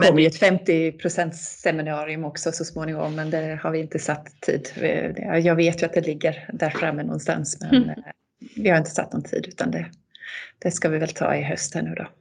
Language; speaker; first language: Swedish; native; Swedish